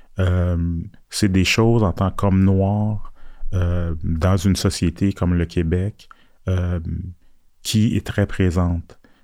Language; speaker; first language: French; early bilingual, other home language; Haitian Creole